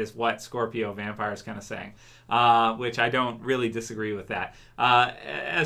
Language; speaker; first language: English; native; English